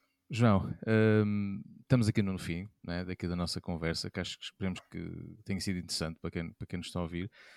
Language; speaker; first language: Portuguese; native; Portuguese